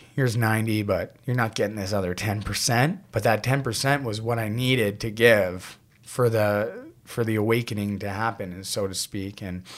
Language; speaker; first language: English; native; English